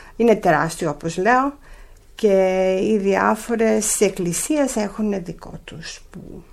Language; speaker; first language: Greek; early bilingual, heritage; Greek